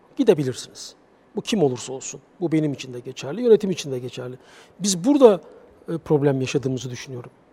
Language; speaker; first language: Turkish; native; Turkish